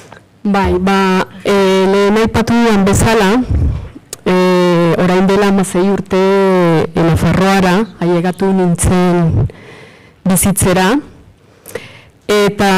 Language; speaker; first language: Basque; non-native, fluent; Spanish